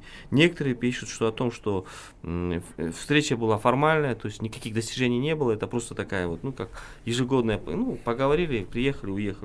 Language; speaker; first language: Russian; non-native, local second language; Kyrgyz